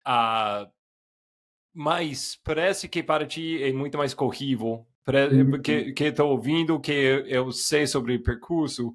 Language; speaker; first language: Portuguese; non-native, fluent; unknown